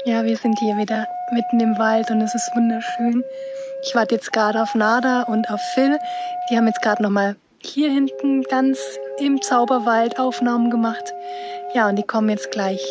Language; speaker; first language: German; native; German